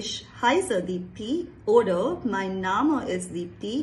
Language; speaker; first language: German; non-native, fluent; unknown